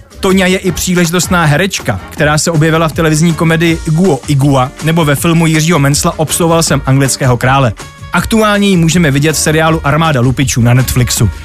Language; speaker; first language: Czech; native; Czech